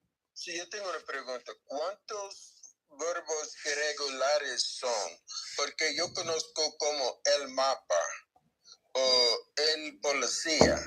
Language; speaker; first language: Spanish; non-native, learner; English